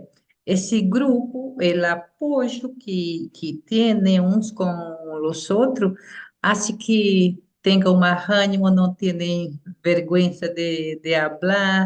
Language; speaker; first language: Portuguese; non-native, fluent; Spanish